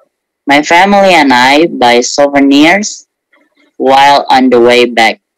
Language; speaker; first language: English; non-native, learner; Indonesian